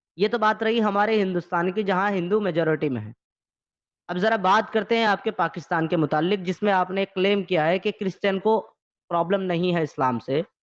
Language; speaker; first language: Urdu; native; Urdu